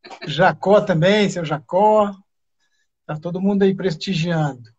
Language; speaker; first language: Portuguese; native; Portuguese